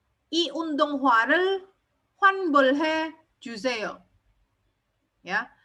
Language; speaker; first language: Korean; non-native, fluent; Indonesian